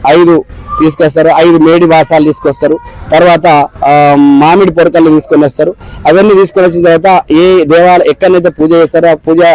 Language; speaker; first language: Telugu; native; Telugu